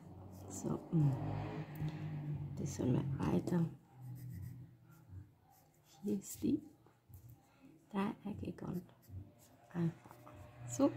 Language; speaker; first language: German; non-native, learner; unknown